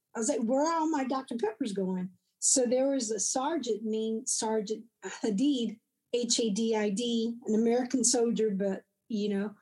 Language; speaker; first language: English; native; English